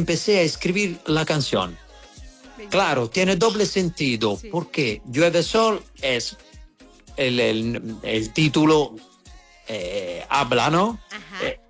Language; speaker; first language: Spanish; non-native, learner; Italian